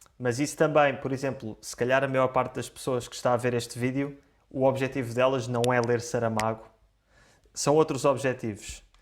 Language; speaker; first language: Portuguese; native; Portuguese